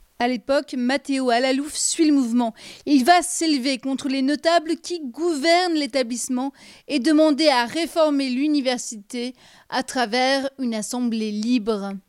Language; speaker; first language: French; non-native, local second language; Luxembourgish